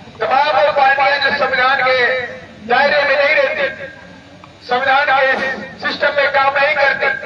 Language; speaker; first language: Hindi; native; Hindi